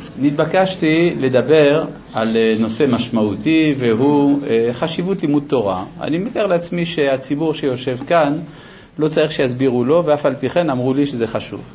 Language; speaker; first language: Hebrew; non-native, fluent; Spanish